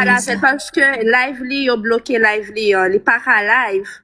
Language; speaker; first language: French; non-native, learner; Haitian Creole